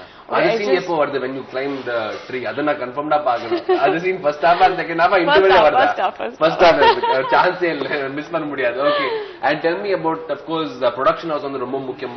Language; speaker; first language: Tamil; native; Tamil